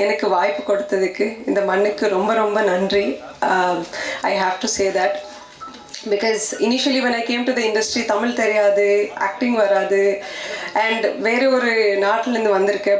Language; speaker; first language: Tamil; non-native, local second language; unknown